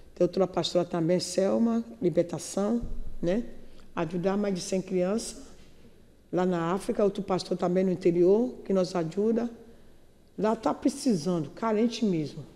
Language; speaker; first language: Portuguese; non-native, learner; Yoruba